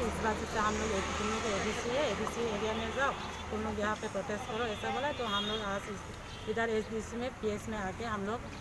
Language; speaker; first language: Hindi; non-native, local second language; Kok Borok